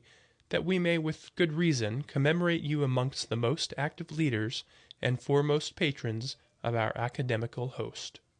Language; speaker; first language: English; native; English